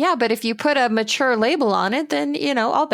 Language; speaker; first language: English; native; English